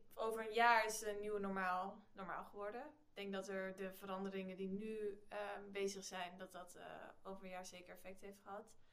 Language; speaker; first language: Dutch; native; Dutch